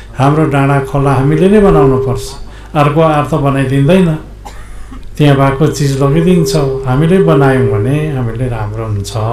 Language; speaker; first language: Nepali; non-native, local second language; Limbu